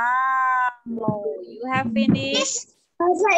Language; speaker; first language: English; non-native, fluent; Indonesian